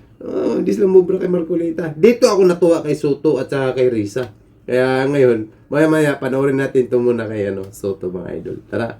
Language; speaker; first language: Filipino; native; Filipino